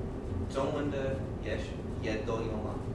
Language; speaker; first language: Chinese; non-native, fluent; English